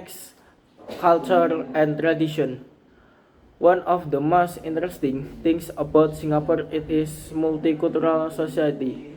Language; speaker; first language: English; non-native, learner; Indonesian